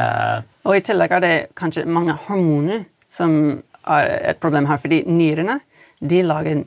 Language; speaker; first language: Swedish; non-native, learner; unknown